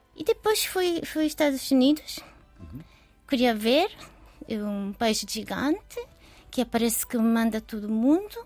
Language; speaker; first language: Portuguese; non-native, learner; Japanese